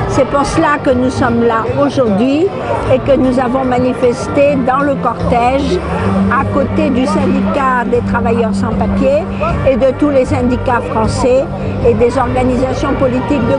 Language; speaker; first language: French; native; French